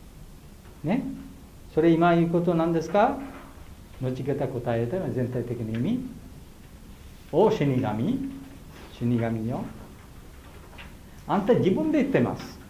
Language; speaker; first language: Japanese; non-native, learner; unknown